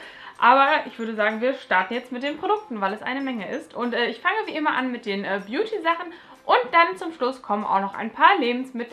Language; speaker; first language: German; native; German